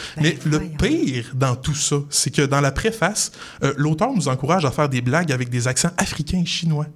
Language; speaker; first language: French; native; French